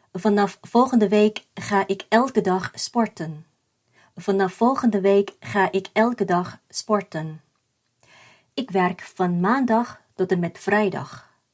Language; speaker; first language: Dutch; non-native, fluent; Thai